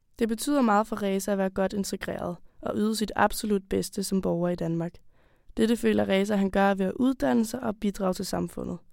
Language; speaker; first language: Danish; native; Danish